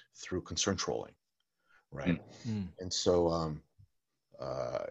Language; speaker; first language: English; early bilingual, other home language; Russian